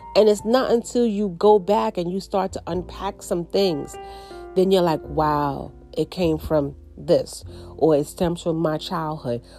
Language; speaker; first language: English; native; English